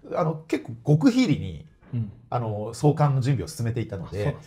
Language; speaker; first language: Japanese; native; Japanese